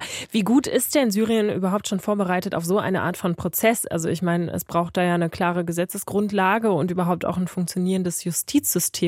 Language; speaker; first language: German; native; German